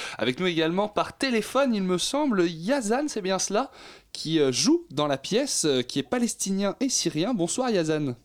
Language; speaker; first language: French; native; French